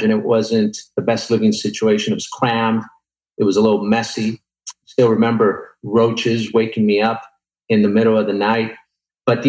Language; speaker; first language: English; native; English